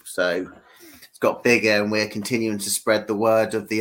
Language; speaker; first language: English; native; English